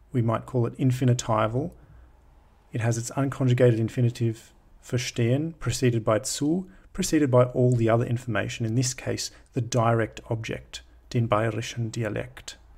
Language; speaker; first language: English; native; English